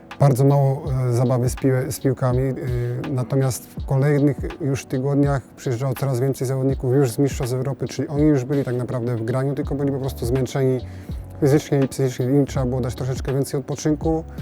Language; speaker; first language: Polish; native; Polish